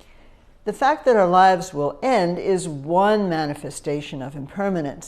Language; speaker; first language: English; native; English